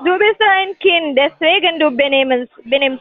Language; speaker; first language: German; non-native, learner; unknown